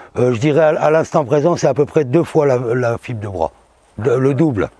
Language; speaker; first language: French; native; French